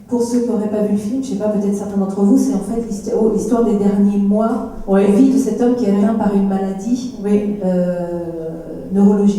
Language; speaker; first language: French; native; French